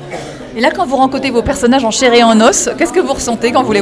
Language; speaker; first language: French; native; French